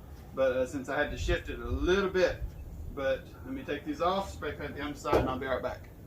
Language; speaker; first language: English; native; English